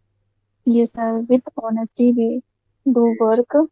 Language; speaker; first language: English; non-native, learner; Hindi